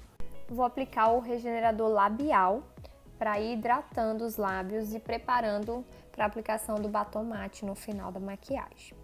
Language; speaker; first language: Portuguese; native; Portuguese